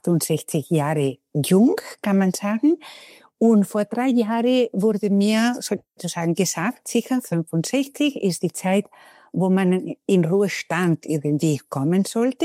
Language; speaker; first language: German; non-native, fluent; Spanish